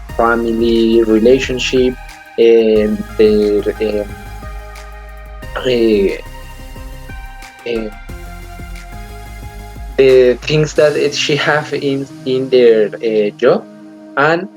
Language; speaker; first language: English; non-native, learner; Spanish